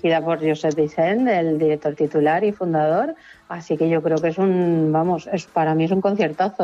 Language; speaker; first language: Spanish; native; Spanish